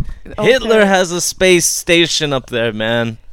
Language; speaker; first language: French; early bilingual, other home language; English